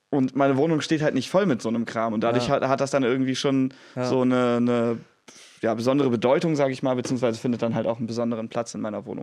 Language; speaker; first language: German; native; German